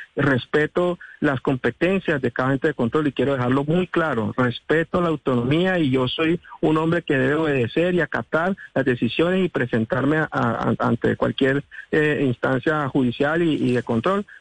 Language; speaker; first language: Spanish; non-native, local second language; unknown